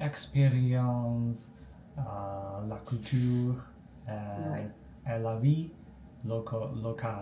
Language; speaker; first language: French; non-native, learner; Chinese